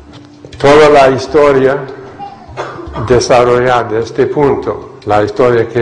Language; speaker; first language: Spanish; non-native, fluent; English